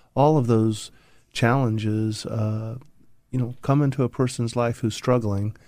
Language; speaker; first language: English; native; English